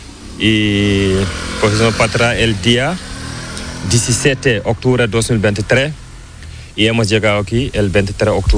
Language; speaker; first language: Spanish; non-native, learner; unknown